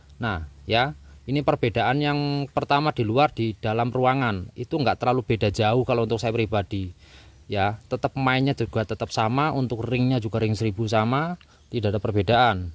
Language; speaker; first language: Indonesian; non-native, local second language; Javanese